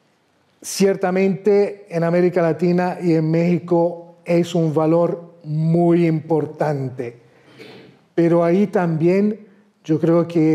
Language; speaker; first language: Spanish; non-native, fluent; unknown